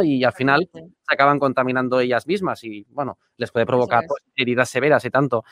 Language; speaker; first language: Spanish; native; Spanish